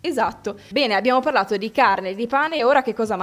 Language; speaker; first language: Italian; native; Italian